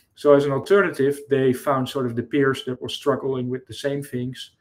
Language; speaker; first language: English; non-native, fluent; Dutch